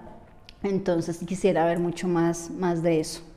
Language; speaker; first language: Spanish; native; Spanish